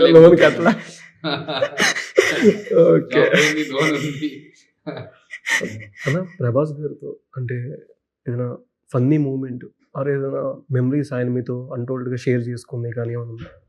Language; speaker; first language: Telugu; native; Telugu